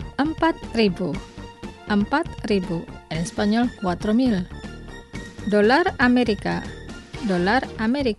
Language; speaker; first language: Spanish; non-native, fluent; Indonesian